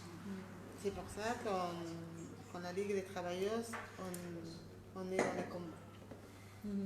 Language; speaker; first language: French; non-native, fluent; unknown